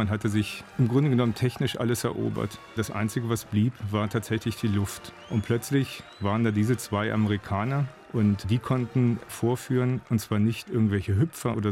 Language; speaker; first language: German; native; German